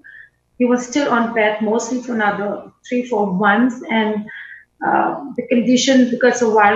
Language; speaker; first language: English; non-native, local second language; Hindi